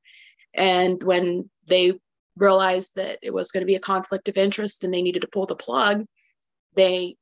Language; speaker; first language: English; native; English